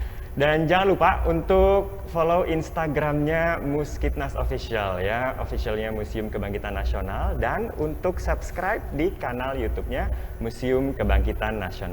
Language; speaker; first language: Indonesian; native; Indonesian